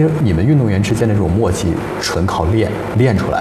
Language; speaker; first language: Chinese; native; Chinese